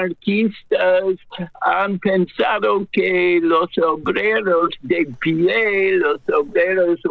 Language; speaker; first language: Spanish; non-native, fluent; English